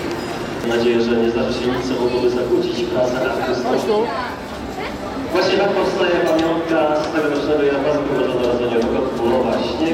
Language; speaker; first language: Polish; native; Polish